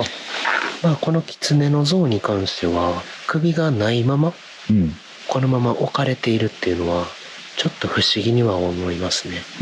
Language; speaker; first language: Japanese; native; Japanese